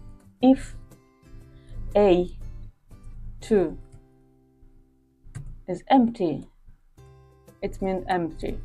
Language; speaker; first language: English; non-native, fluent; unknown